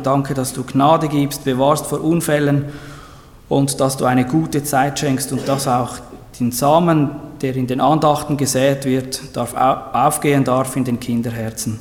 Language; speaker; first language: German; native; German